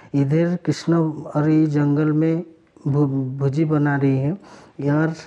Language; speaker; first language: Hindi; non-native, local second language; Odia